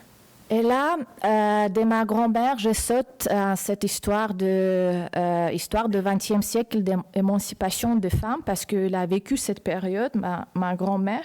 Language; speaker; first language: French; non-native, fluent; Uzbek